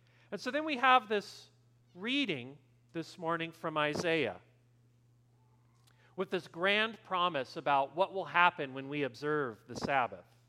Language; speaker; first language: English; native; English